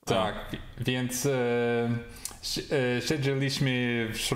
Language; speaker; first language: Polish; non-native, learner; English